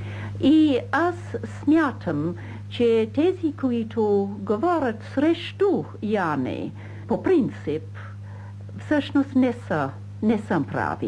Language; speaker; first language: Bulgarian; non-native, fluent; English